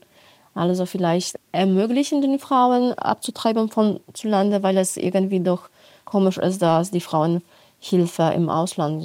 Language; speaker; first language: German; non-native, fluent; Polish